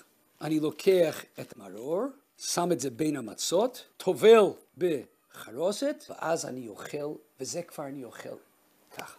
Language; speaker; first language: Hebrew; non-native, fluent; Russian